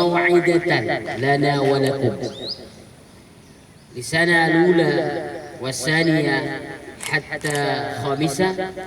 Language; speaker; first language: Arabic; non-native, fluent; Indonesian